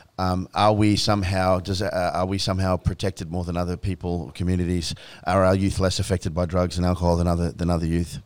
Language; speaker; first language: English; native; English